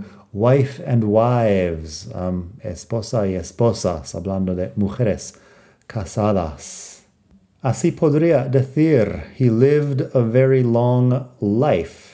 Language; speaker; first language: Spanish; non-native, fluent; English